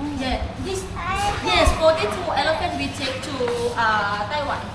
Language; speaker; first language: English; non-native, learner; Thai